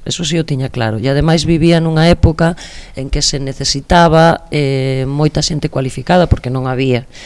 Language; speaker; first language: Galician; non-native, local second language; Spanish